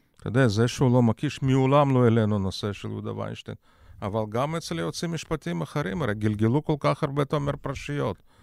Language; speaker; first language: Hebrew; non-native, fluent; Russian